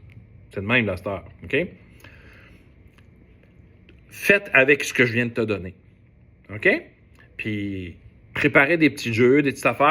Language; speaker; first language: French; native; French